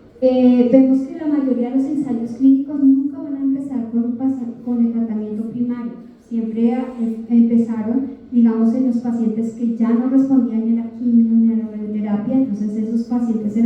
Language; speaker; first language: Spanish; native; Spanish